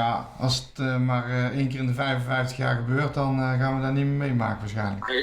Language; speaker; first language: Dutch; native; Dutch